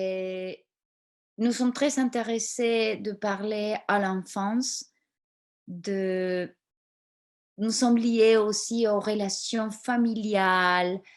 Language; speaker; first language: French; non-native, fluent; Spanish